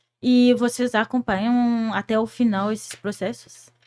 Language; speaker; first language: Portuguese; non-native, fluent; Haitian Creole